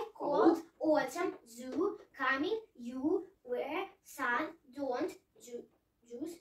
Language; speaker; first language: English; non-native, learner; Russian